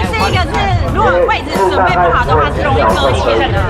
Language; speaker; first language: Chinese; native; Chinese